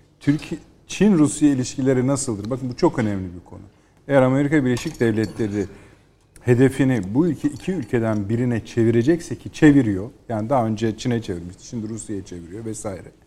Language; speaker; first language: Turkish; native; Turkish